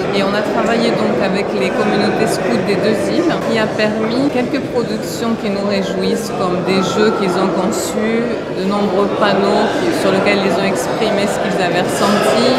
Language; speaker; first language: French; native; French